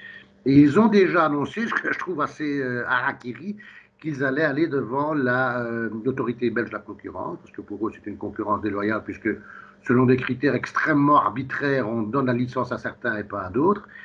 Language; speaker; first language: French; native; French